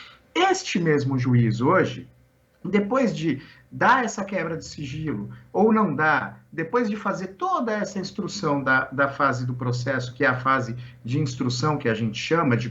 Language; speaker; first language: Portuguese; native; Portuguese